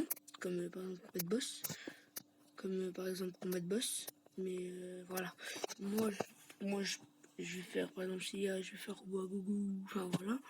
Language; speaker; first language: French; native; French